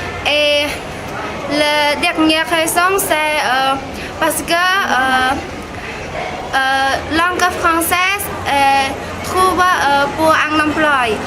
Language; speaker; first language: French; non-native, learner; Khmer